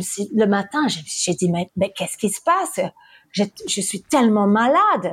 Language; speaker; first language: French; early bilingual, heritage; English